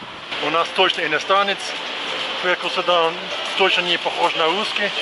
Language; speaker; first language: Russian; non-native, learner; English